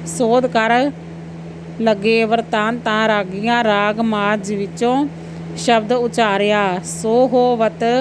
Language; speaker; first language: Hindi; non-native, local second language; Punjabi